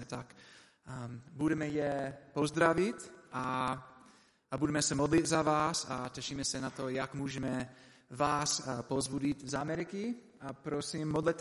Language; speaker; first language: Czech; non-native, learner; English